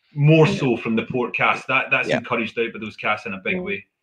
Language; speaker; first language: English; native; English